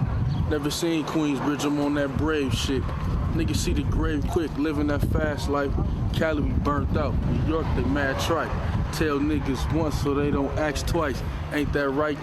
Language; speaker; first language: English; native; English